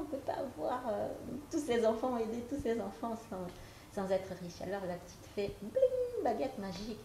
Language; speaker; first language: French; non-native, fluent; Portuguese